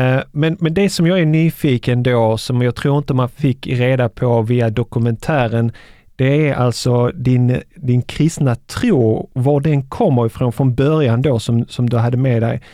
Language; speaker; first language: Swedish; native; Swedish